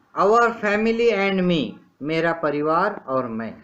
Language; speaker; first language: Hindi; non-native, local second language; Marathi